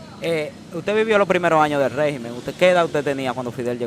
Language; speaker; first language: Spanish; native; Spanish